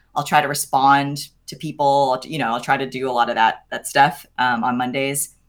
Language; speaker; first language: English; native; English